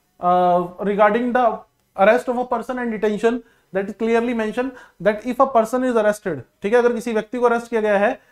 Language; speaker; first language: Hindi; non-native, local second language; Punjabi